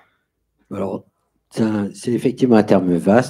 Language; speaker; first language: French; native; French